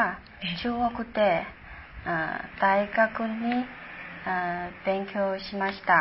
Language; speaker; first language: Japanese; non-native, learner; Chinese